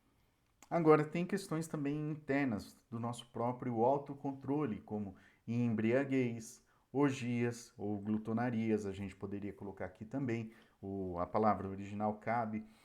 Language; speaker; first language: Portuguese; native; Portuguese